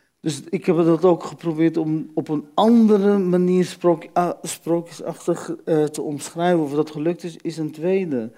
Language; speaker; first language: Dutch; early bilingual, other home language; Arabic